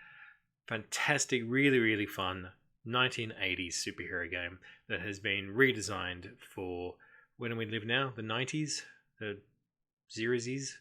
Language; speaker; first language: English; native; English